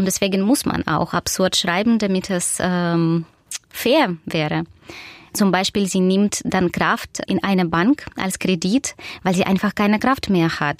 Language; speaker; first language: German; non-native, fluent; Russian